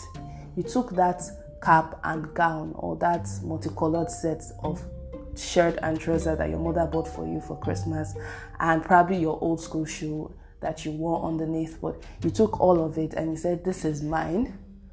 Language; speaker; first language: English; non-native, local second language; Igbo